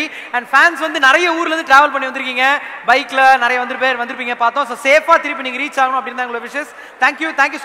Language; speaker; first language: Tamil; native; Tamil